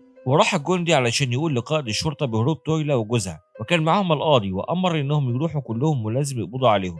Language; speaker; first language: Arabic; native; Arabic